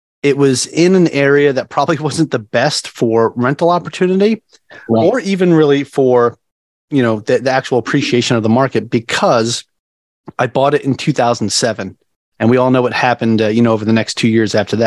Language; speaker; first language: English; native; English